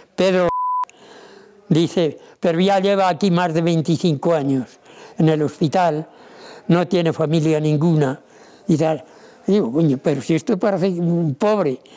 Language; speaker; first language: Spanish; non-native, local second language; Galician